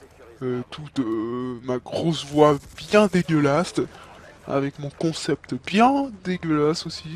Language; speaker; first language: French; native; French